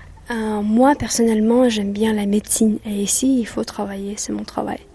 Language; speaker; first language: French; non-native, fluent; Russian